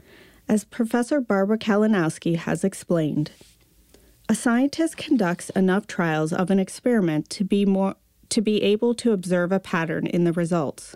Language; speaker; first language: English; native; English